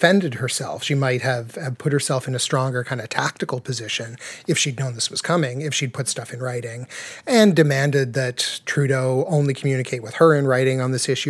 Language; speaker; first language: English; native; English